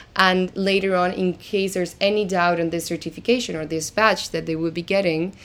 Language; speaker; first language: English; non-native, fluent; Spanish